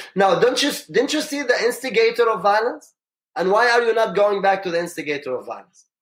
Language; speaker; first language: English; non-native, fluent; Arabic